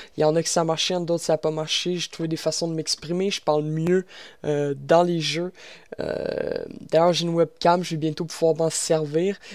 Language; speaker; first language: French; native; French